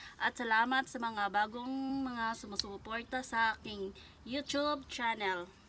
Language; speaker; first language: Filipino; non-native, local second language; Cebuano